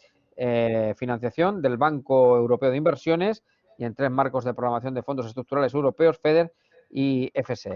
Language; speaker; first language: Spanish; native; Spanish